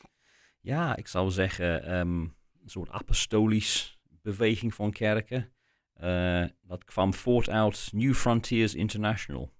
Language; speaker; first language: Dutch; non-native, fluent; English